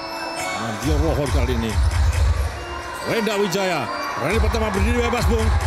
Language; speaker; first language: Indonesian; native; Indonesian